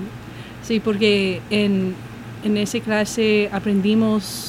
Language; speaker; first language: Spanish; non-native, learner; English